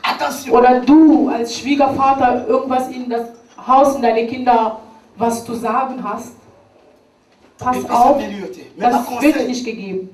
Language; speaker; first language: German; non-native, learner; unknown